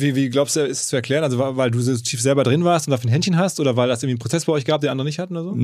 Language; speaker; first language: German; native; German